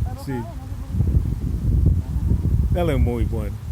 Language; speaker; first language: Spanish; non-native, learner; English